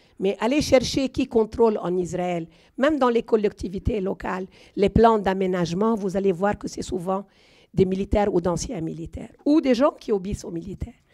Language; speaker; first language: French; non-native, local second language; Arabic